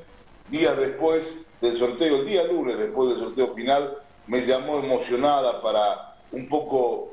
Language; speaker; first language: Spanish; native; Spanish